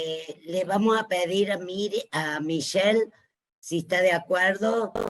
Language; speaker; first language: Spanish; native; Spanish